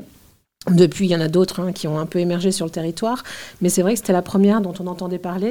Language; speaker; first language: French; native; French